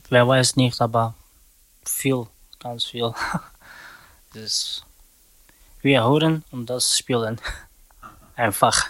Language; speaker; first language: German; non-native, learner; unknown